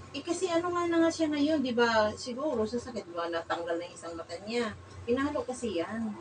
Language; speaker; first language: Filipino; non-native, local second language; Cebuano